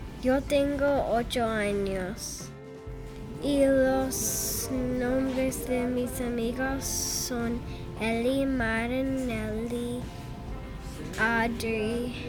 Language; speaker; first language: Spanish; non-native, learner; English